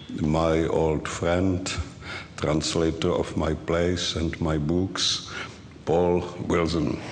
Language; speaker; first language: English; non-native, learner; Czech